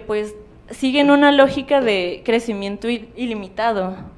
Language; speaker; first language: Spanish; native; Spanish